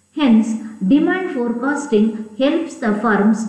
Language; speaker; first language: English; non-native, local second language; Kannada